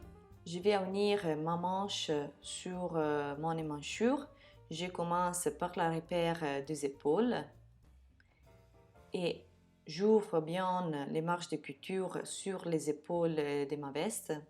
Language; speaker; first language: French; non-native, fluent; Italian